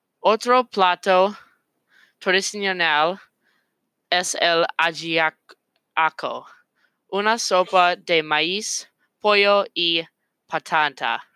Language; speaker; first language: Spanish; non-native, learner; English